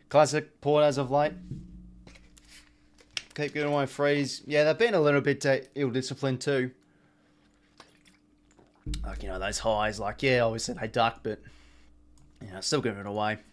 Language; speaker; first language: English; native; English